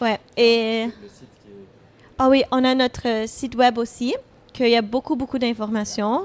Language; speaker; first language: French; non-native, fluent; English